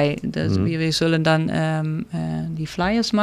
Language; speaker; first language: German; non-native, learner; Dutch